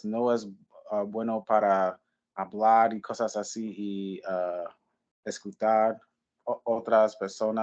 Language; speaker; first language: Spanish; non-native, fluent; English